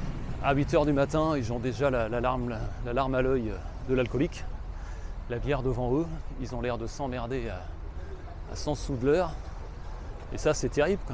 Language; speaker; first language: French; native; French